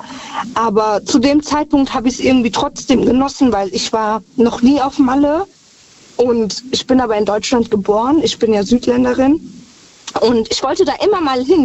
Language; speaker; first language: German; native; German